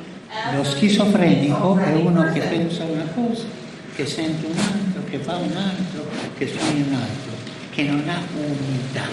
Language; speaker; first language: Italian; early bilingual, heritage; Spanish